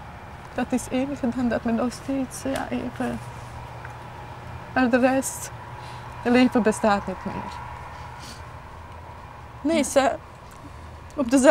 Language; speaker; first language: Dutch; non-native, fluent; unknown